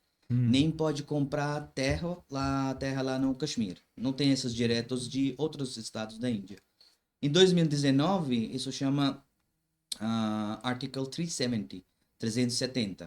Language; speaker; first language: Portuguese; non-native, learner; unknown